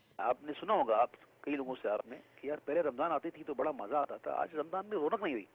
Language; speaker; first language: Urdu; native; Urdu